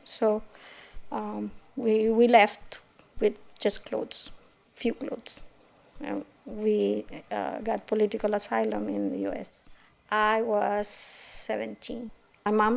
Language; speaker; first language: English; non-native, fluent; Spanish